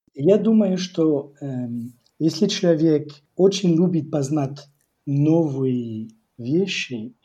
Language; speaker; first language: Russian; non-native, fluent; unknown